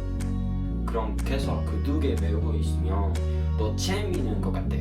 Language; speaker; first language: Korean; non-native, learner; Spanish